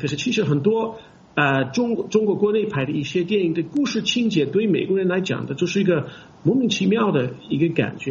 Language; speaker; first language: Chinese; non-native, fluent; English